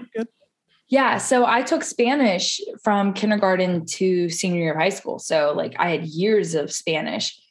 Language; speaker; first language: English; early bilingual, other home language; Italian